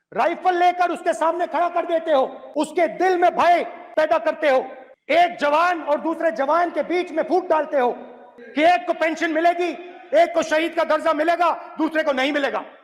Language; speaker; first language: Hindi; native; Hindi